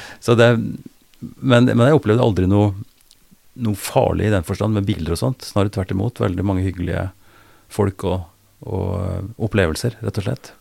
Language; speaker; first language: Norwegian; native; Norwegian